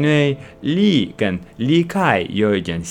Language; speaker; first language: Chinese; non-native, learner; English